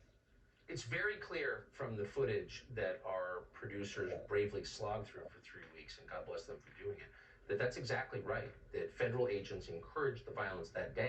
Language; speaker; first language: English; native; English